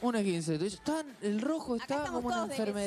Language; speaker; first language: Spanish; native; Spanish